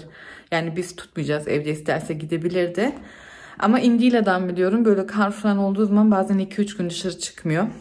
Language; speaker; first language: Turkish; early bilingual, heritage; Turkish